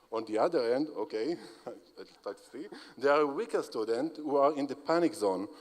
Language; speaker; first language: English; non-native, fluent; Hebrew